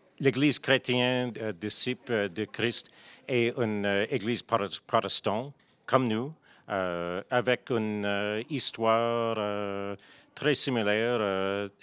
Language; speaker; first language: French; non-native, local second language; English